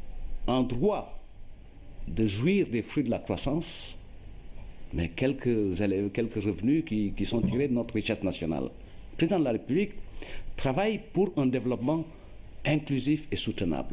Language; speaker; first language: French; non-native, local second language; Wolof